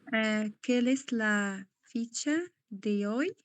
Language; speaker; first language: Spanish; non-native, learner; Arabic